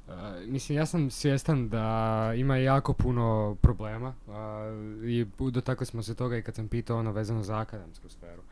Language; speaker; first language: Croatian; native; Croatian